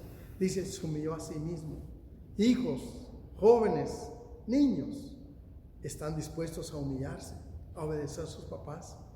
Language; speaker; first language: Spanish; native; Spanish